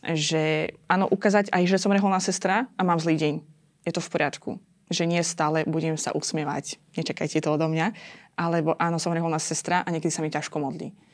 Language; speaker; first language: Slovak; non-native, fluent; Azerbaijani